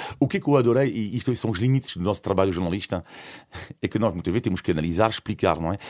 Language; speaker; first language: Portuguese; non-native, fluent; French